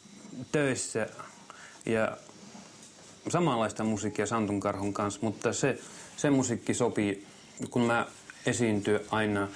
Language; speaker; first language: Finnish; non-native, fluent; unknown